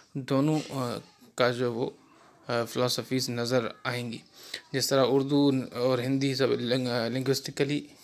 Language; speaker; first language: Urdu; non-native, local second language; Sindhi